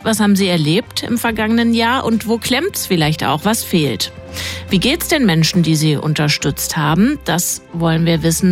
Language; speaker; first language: German; native; German